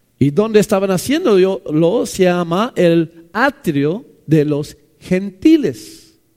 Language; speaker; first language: Spanish; non-native, fluent; English